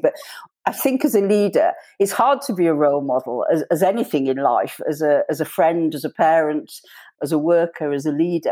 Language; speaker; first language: English; native; English